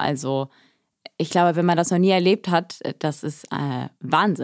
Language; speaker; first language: German; native; German